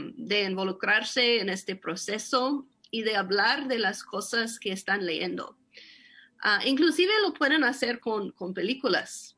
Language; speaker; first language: Spanish; non-native, fluent; English